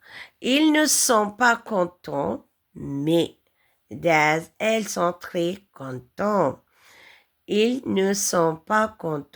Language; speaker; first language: French; non-native, learner; Tamil